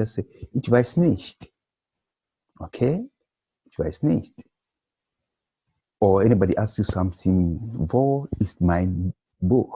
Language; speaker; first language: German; non-native, learner; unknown